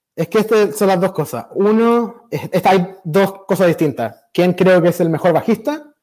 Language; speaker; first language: Spanish; native; Spanish